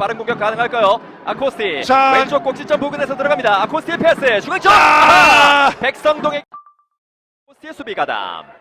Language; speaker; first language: Korean; native; Korean